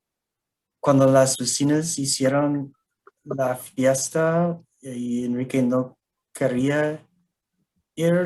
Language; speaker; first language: Spanish; non-native, learner; English